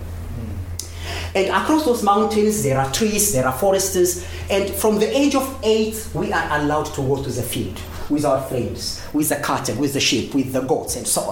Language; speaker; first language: English; non-native, fluent; Amharic